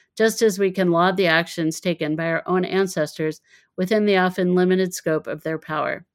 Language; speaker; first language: English; native; English